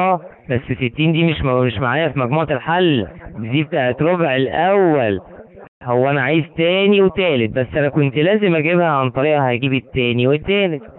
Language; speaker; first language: Arabic; native; Arabic